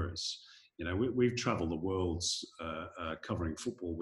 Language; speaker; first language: English; native; English